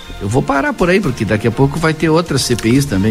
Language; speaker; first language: Portuguese; native; Portuguese